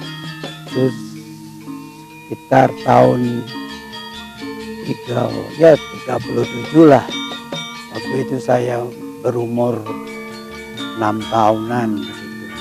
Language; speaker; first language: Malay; non-native, local second language; Balinese